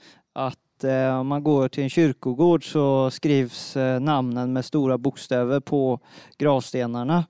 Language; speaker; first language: Swedish; native; Swedish